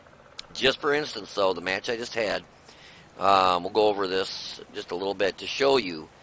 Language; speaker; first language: English; native; English